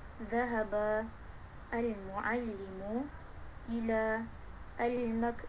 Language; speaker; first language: Arabic; non-native, learner; Malay